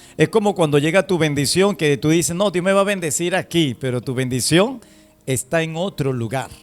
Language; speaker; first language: Spanish; native; Spanish